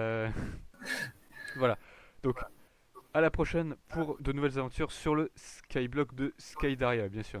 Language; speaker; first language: French; native; French